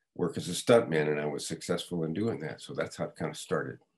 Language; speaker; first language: English; native; English